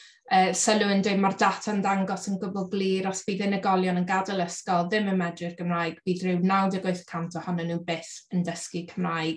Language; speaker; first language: Welsh; native; Welsh